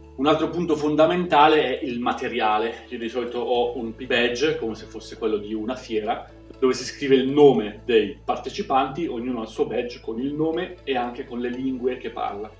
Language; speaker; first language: Italian; native; Italian